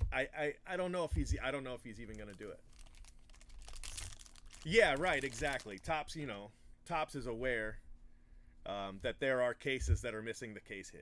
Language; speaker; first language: English; native; English